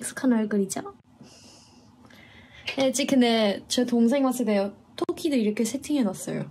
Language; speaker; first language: Korean; non-native, fluent; English